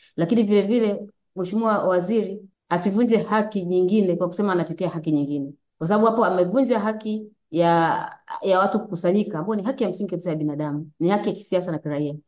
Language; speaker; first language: Swahili; native; Swahili